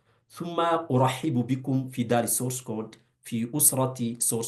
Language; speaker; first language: Arabic; non-native, fluent; Urdu